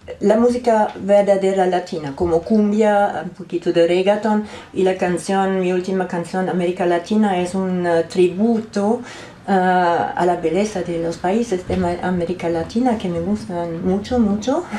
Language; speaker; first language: Spanish; non-native, learner; German